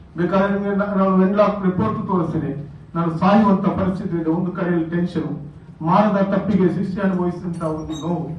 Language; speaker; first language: Kannada; non-native, local second language; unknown